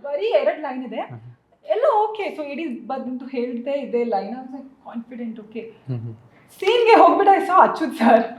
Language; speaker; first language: Kannada; non-native, local second language; Malayalam